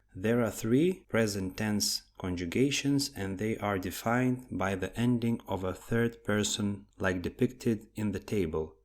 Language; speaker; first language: English; non-native, fluent; Lithuanian